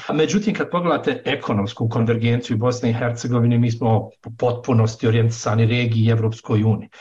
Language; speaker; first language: Croatian; native; Croatian